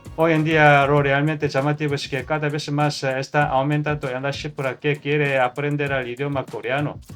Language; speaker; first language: Spanish; non-native, learner; Korean